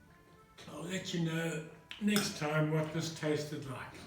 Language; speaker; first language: English; native; English